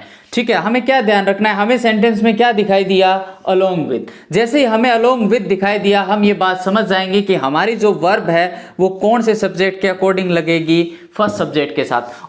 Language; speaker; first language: Hindi; native; Hindi